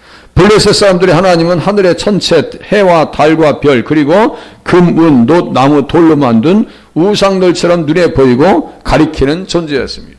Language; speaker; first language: Korean; native; Korean